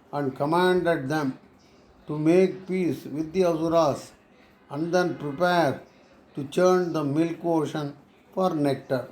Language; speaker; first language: English; non-native, local second language; Tamil